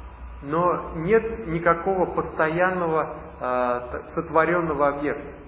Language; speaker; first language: Russian; native; Russian